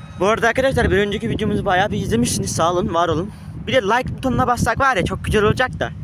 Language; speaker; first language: Turkish; native; Turkish